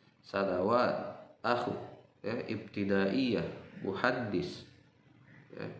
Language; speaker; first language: Arabic; non-native, fluent; Indonesian